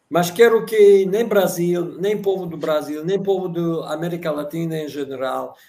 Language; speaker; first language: Portuguese; non-native, fluent; Russian